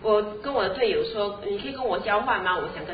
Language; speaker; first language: Chinese; native; Chinese